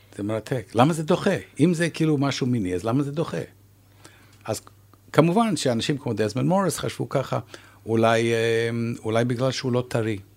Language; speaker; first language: Hebrew; non-native, fluent; English